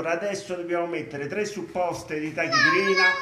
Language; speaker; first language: Italian; native; Italian